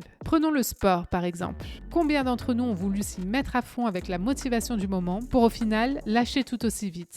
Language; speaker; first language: French; native; French